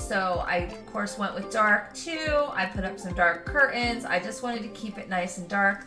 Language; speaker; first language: English; native; English